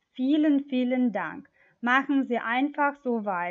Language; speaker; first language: German; non-native, fluent; Macedonian